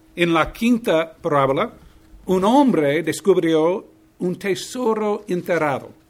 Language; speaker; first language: Spanish; non-native, fluent; English